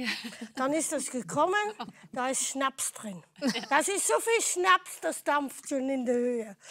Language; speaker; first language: German; non-native, fluent; Dutch